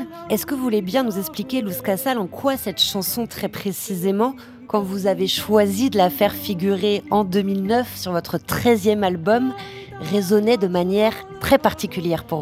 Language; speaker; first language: French; native; French